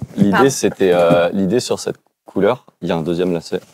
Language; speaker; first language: French; native; French